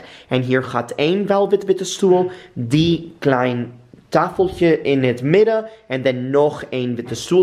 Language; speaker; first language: Dutch; non-native, fluent; English